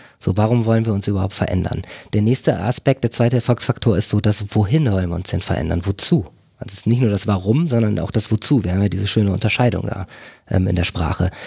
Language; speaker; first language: German; native; German